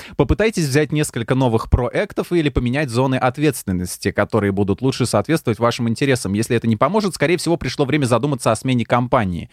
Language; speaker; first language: Russian; native; Russian